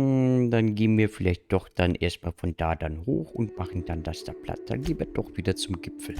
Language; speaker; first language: German; native; German